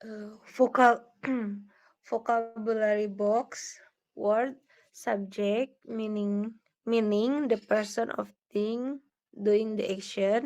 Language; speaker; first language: English; non-native, learner; Indonesian